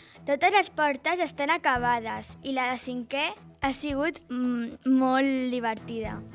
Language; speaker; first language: Catalan; native; Catalan